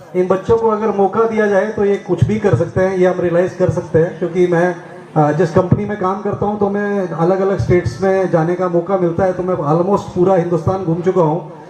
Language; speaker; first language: Hindi; non-native, local second language; Dogri